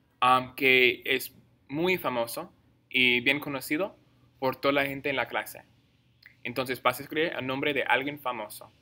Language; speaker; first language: Spanish; non-native, fluent; English